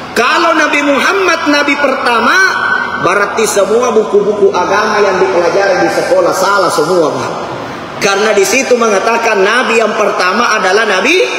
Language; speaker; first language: Malay; non-native, local second language; Buginese